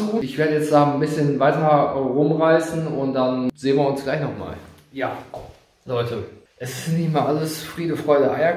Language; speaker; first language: German; native; German